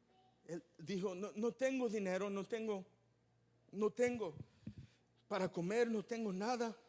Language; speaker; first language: Spanish; early bilingual, heritage; Spanish